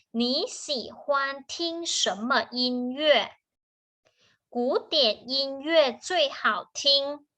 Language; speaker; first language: Chinese; non-native, fluent; Thai